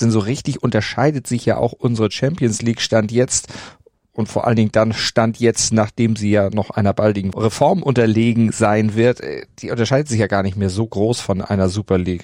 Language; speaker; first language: German; native; German